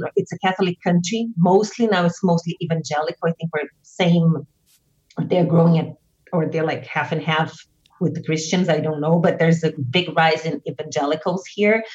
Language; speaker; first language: English; non-native, fluent; Portuguese